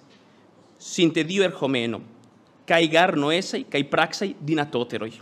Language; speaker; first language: Greek; non-native, fluent; Spanish